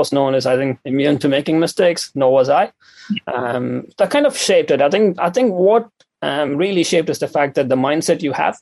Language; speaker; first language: English; non-native, local second language; Tamil